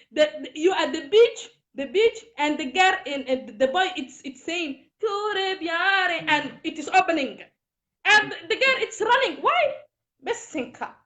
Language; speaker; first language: English; non-native, learner; Somali